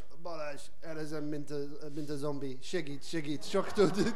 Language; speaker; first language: Hungarian; non-native, learner; English